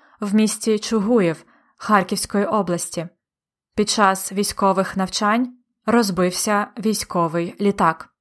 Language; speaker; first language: Ukrainian; native; Ukrainian